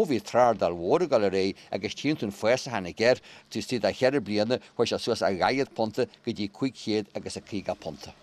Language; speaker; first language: Irish; native; Irish